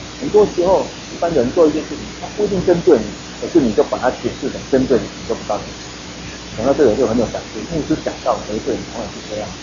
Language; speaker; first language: Chinese; native; Chinese